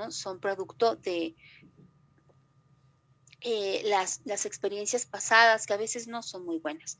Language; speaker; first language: Spanish; native; Spanish